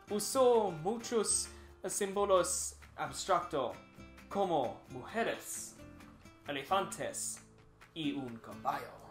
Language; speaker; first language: Spanish; non-native, learner; English